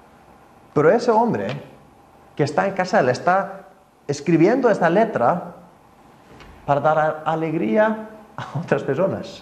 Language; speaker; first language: Spanish; non-native, fluent; Icelandic